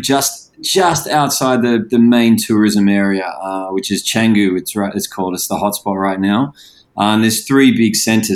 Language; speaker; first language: English; native; English